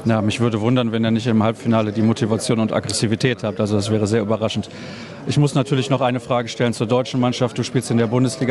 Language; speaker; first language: German; native; German